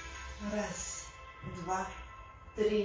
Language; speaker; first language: Russian; native; Russian